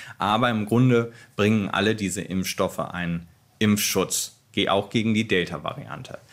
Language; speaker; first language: German; native; German